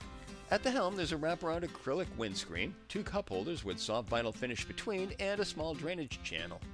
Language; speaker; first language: English; native; English